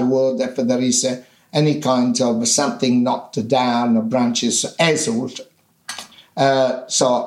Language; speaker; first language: English; non-native, fluent; Italian